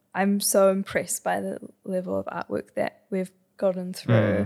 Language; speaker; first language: English; native; English